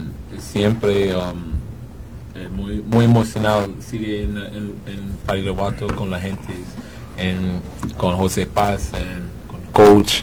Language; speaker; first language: Spanish; non-native, learner; English